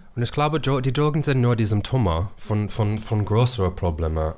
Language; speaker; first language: German; non-native, learner; English